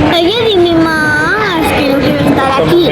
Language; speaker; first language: Spanish; early bilingual, other home language; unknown